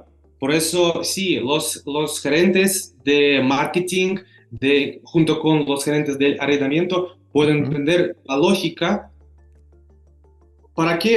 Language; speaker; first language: Spanish; non-native, fluent; Russian